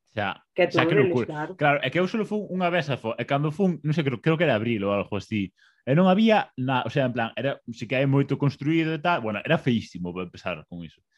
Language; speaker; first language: Galician; non-native, local second language; Spanish